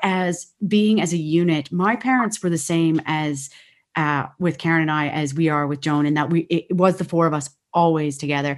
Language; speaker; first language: English; native; English